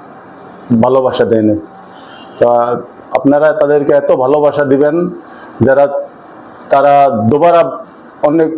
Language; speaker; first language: Bangla; early bilingual, heritage; Bangla